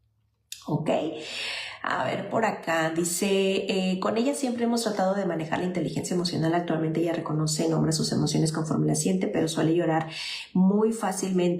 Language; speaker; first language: Spanish; native; Spanish